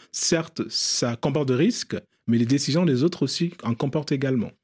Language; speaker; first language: French; non-native, local second language; Bambara